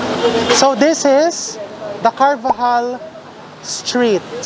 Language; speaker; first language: English; non-native, local second language; Filipino